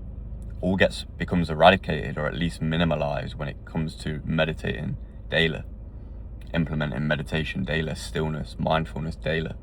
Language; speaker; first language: English; native; English